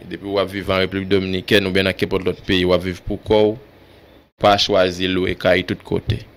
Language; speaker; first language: Haitian Creole; native; Haitian Creole